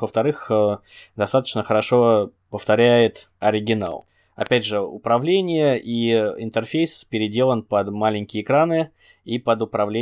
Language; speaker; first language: Russian; native; Russian